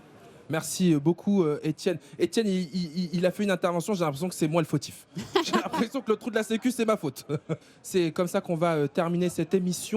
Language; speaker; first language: French; native; French